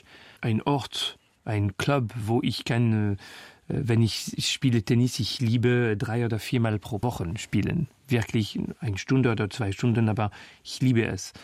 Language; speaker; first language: German; non-native, fluent; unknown